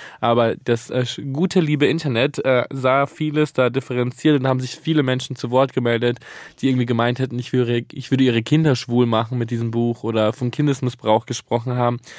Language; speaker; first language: German; early bilingual, other home language; Italian